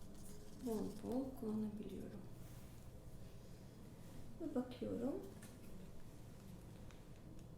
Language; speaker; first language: Turkish; non-native, learner; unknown